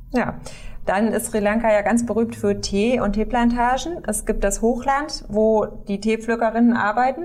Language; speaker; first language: German; native; German